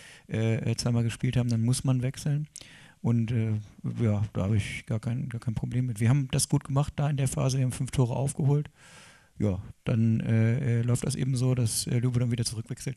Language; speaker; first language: German; native; German